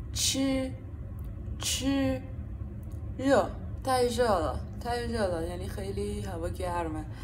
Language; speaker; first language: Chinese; non-native, fluent; Persian